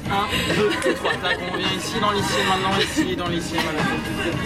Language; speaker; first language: French; native; French